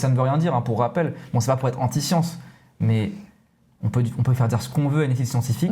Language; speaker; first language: French; native; French